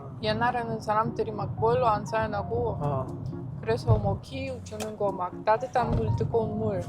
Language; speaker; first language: Korean; non-native, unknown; Ukrainian